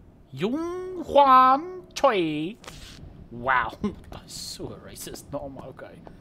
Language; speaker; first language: English; non-native, local second language; Afrikaans